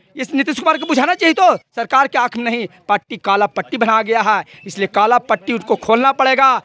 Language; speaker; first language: Hindi; native; Hindi